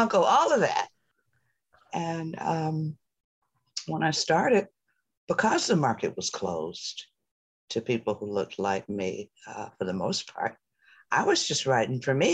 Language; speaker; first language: English; native; English